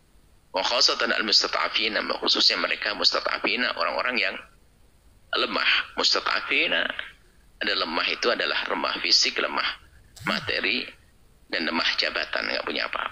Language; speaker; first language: Indonesian; native; Indonesian